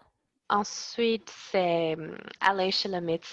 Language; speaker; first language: French; non-native, learner; English